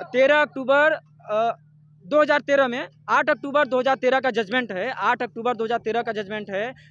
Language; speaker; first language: Hindi; native; Hindi